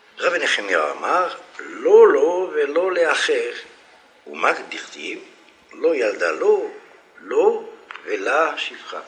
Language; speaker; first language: Hebrew; non-native, fluent; French